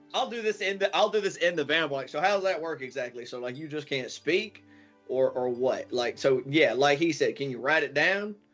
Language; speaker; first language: English; native; English